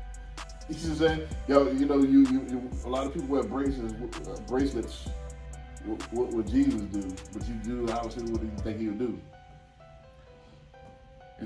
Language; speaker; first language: English; native; English